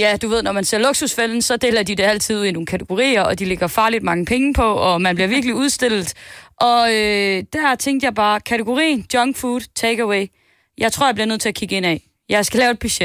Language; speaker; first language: Danish; native; Danish